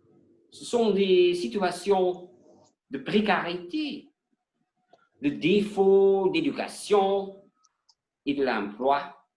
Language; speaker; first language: French; non-native, learner; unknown